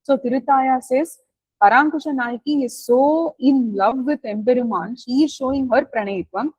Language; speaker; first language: English; non-native, local second language; Tamil